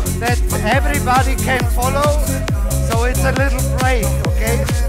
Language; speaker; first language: English; non-native, learner; German